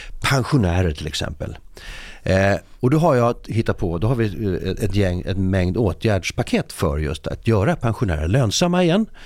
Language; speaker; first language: Swedish; native; Swedish